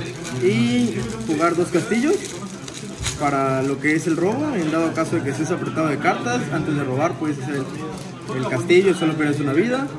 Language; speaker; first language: Spanish; native; Spanish